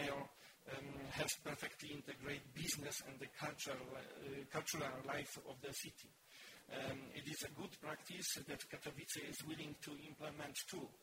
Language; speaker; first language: English; non-native, learner; Polish